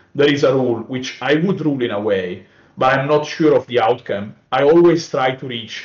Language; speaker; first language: English; non-native, fluent; Italian